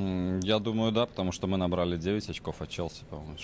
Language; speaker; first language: Russian; native; Russian